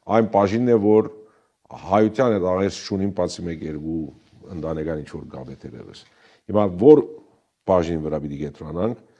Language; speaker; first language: Armenian; early bilingual, heritage; Armenian